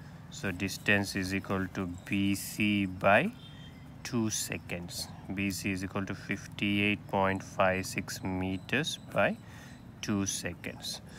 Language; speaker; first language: English; non-native, local second language; Tamil